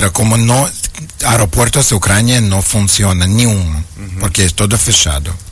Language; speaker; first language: Portuguese; non-native, learner; Ukrainian